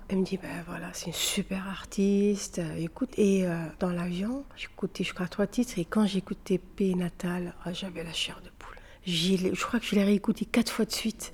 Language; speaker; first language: French; non-native, local second language; Arabic